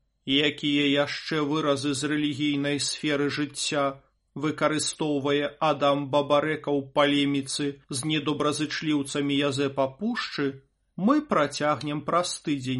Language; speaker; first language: Belarusian; native; Belarusian